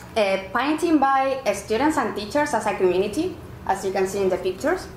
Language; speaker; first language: English; non-native, fluent; Spanish